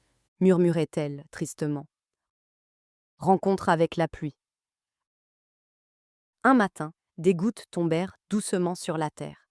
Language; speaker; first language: French; native; French